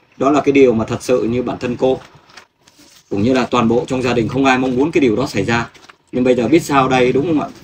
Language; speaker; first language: Vietnamese; native; Vietnamese